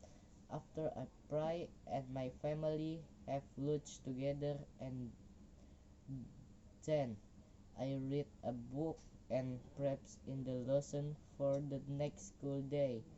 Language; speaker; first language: English; non-native, learner; Indonesian